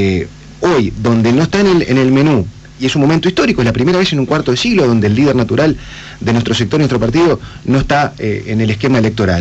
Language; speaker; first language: Spanish; native; Spanish